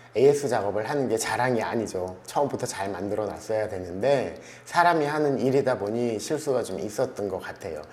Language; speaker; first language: Korean; native; Korean